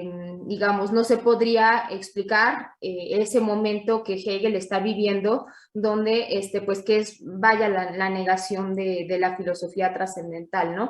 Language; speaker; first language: Spanish; native; Spanish